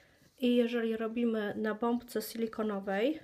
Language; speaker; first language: Polish; native; Polish